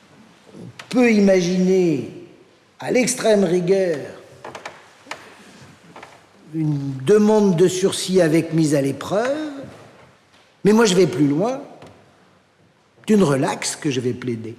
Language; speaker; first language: French; native; French